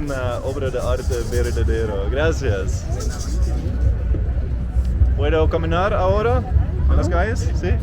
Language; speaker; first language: Spanish; non-native, learner; Dutch